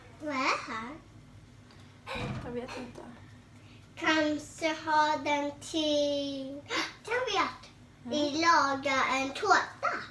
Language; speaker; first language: Swedish; early bilingual, other home language; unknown